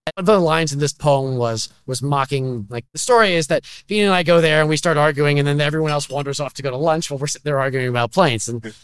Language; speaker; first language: English; native; English